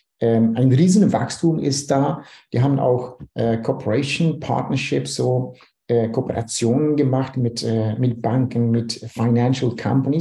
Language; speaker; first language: German; non-native, fluent; Dutch